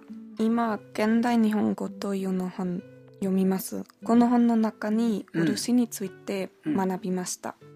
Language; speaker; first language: Japanese; non-native, learner; German